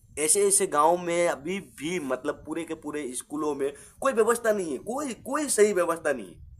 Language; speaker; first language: Hindi; non-native, local second language; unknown